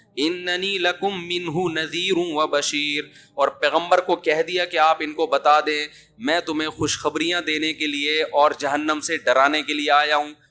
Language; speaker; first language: Urdu; native; Urdu